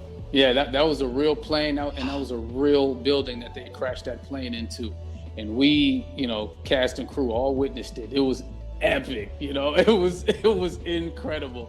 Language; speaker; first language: English; native; English